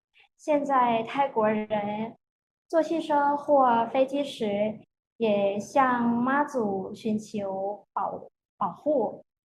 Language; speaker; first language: Chinese; non-native, learner; Thai